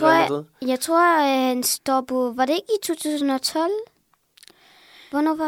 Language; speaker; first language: Danish; early bilingual, other home language; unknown